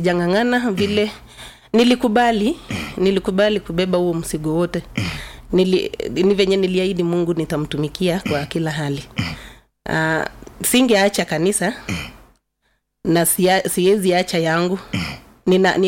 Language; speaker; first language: Swahili; non-native, local second language; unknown